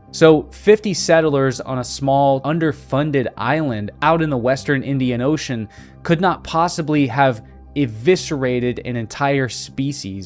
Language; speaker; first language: English; native; English